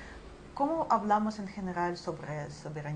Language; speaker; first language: Spanish; non-native, fluent; Ukrainian